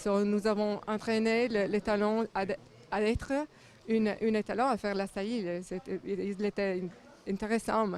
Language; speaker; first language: French; non-native, learner; Italian